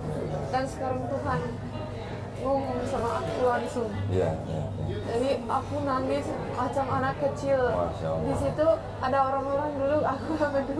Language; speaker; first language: Indonesian; non-native, fluent; Finnish